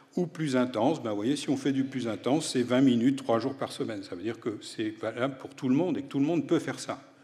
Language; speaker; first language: French; native; French